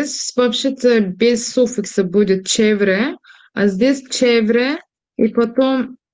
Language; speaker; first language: Russian; non-native, fluent; Turkish